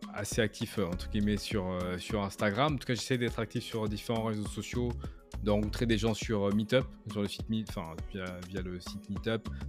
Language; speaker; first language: French; native; French